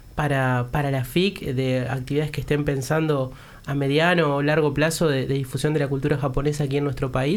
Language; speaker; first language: Spanish; native; Spanish